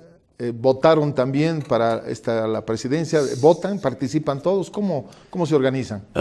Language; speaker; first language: Spanish; native; Spanish